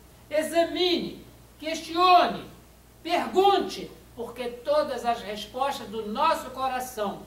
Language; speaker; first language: Portuguese; native; Portuguese